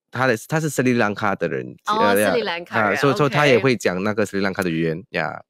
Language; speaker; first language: Chinese; non-native, local second language; Tamil